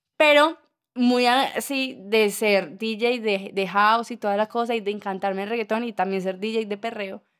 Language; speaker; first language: Spanish; native; Spanish